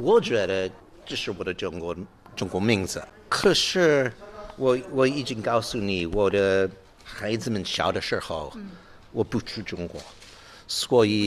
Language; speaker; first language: Chinese; non-native, learner; English